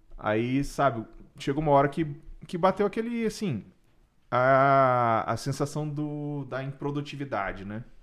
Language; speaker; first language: Portuguese; native; Portuguese